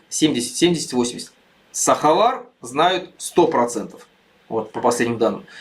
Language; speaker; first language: Russian; non-native, local second language; Bashkir